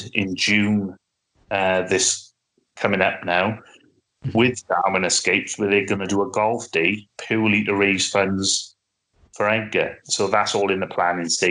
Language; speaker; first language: English; native; English